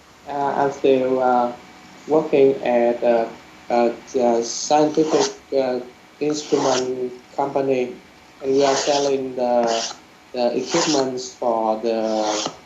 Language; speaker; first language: English; non-native, learner; Vietnamese